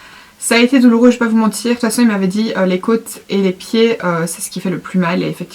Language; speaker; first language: French; native; French